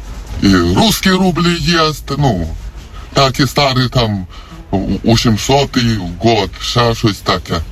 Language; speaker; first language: Polish; non-native, learner; Ukrainian